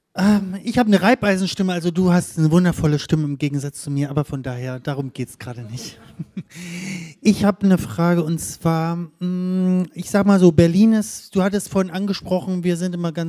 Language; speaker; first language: German; native; German